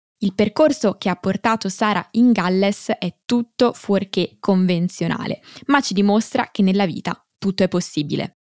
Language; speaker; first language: Italian; native; Italian